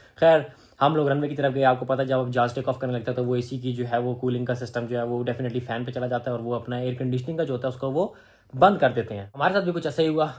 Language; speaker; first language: Urdu; native; Urdu